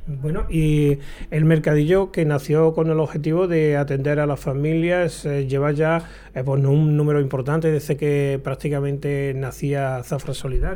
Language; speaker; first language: Spanish; native; Spanish